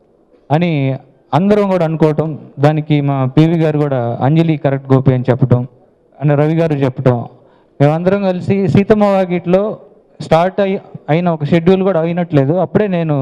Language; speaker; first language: Telugu; native; Telugu